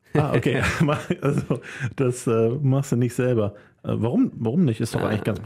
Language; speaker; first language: German; native; German